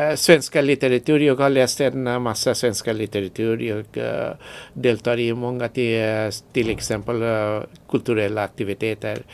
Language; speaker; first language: Swedish; non-native, fluent; Bangla